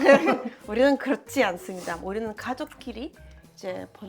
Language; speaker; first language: Korean; non-native, fluent; Ukrainian